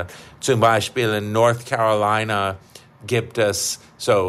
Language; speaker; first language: German; non-native, fluent; English